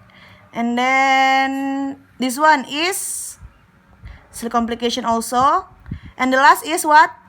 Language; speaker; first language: English; non-native, learner; Indonesian